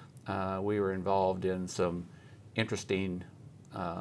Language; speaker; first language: English; native; English